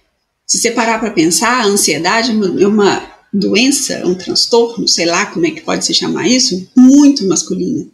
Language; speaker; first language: Portuguese; native; Portuguese